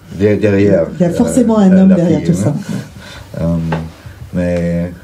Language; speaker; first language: French; non-native, fluent; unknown